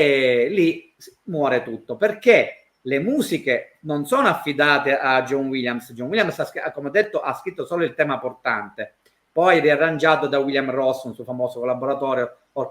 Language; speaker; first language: Italian; native; Italian